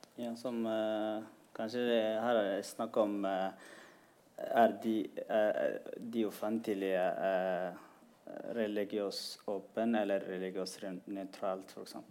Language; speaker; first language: Norwegian; non-native, fluent; Tigrinya